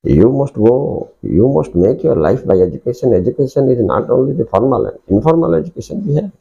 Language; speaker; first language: Hindi; non-native, local second language; Odia